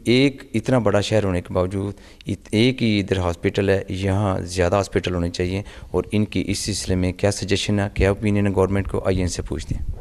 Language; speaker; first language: Urdu; non-native, local second language; Punjabi